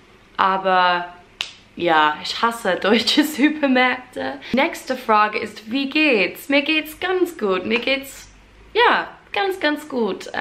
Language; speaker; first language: German; non-native, fluent; English